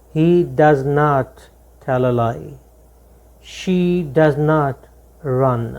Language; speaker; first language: English; non-native, local second language; Urdu